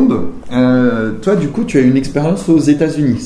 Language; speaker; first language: French; native; French